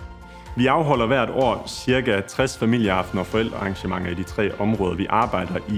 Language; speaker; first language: Danish; native; Danish